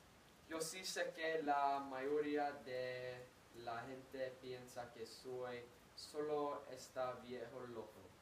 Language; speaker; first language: Spanish; non-native, learner; English